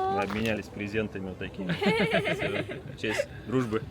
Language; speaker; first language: Russian; native; Russian